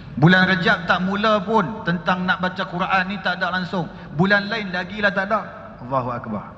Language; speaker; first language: Malay; native; Malay